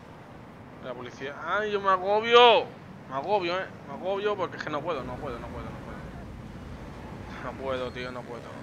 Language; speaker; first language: Spanish; native; Spanish